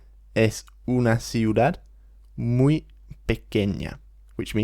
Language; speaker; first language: Spanish; non-native, fluent; English